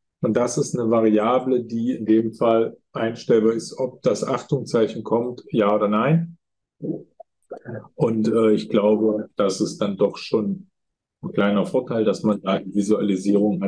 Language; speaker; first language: German; native; German